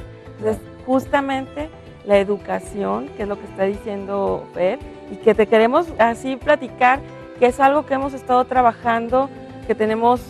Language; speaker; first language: Spanish; native; Spanish